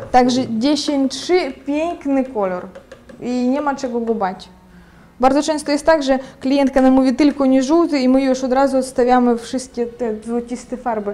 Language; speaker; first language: Polish; non-native, fluent; Ukrainian